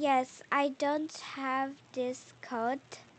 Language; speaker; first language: English; non-native, learner; Korean